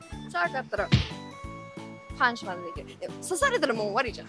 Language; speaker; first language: Japanese; non-native, fluent; English